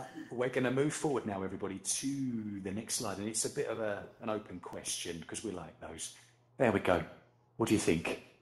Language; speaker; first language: English; native; English